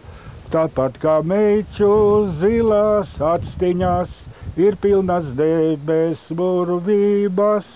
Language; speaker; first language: Latvian; native; Latvian